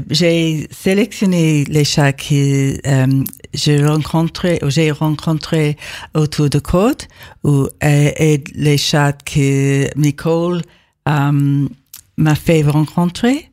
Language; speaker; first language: French; non-native, learner; English